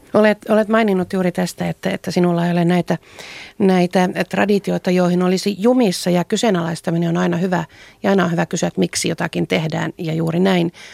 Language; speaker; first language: Finnish; native; Finnish